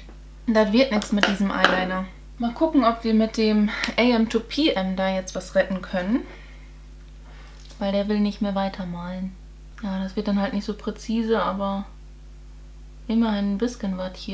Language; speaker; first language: German; native; German